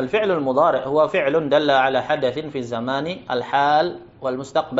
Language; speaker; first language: Arabic; non-native, fluent; Indonesian